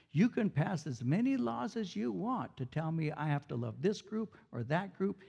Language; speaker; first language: English; early bilingual, other home language; Spanish